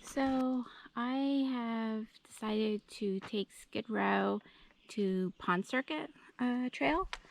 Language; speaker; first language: English; native; English